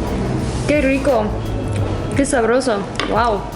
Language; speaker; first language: Spanish; non-native, fluent; English